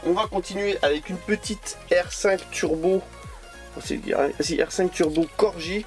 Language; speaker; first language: French; native; French